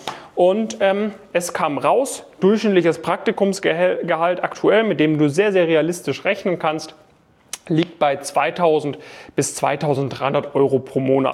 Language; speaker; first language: German; native; German